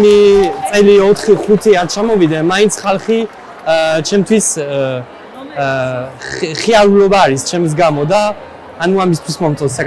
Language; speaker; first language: Georgian; non-native, learner; French